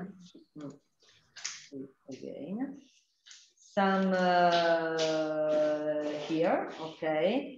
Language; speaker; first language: English; non-native, fluent; Italian